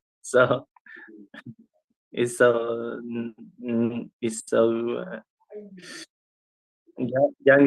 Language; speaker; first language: English; non-native, learner; Vietnamese